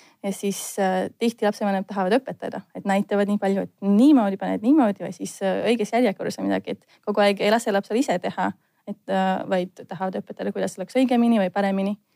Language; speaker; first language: Estonian; non-native, fluent; Latvian